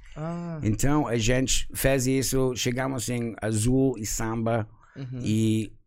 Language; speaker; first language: Portuguese; non-native, fluent; English